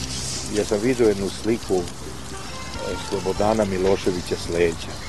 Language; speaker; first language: Serbian; native; Serbian